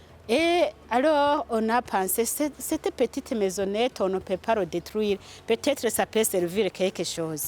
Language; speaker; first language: French; non-native, local second language; Rundi